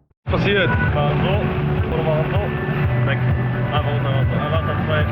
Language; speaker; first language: German; native; German